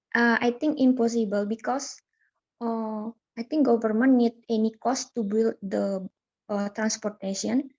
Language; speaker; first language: English; non-native, learner; Indonesian